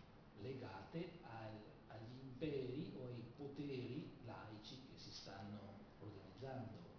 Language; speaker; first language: Italian; native; Italian